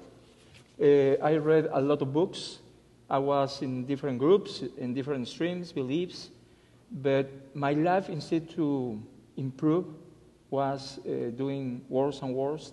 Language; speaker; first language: English; non-native, fluent; Spanish